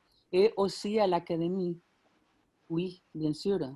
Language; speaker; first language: French; non-native, fluent; Spanish